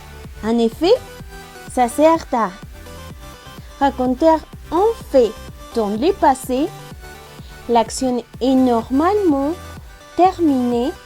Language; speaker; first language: French; non-native, learner; Spanish